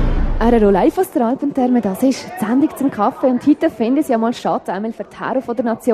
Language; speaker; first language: German; native; German